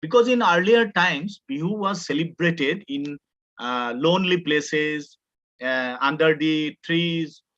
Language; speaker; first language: English; non-native, local second language; Assamese